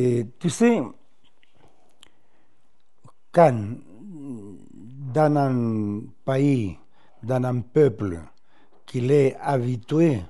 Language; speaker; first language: French; non-native, fluent; Spanish